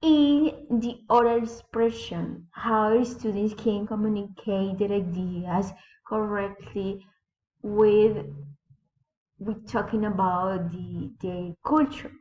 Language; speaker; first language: English; non-native, learner; Spanish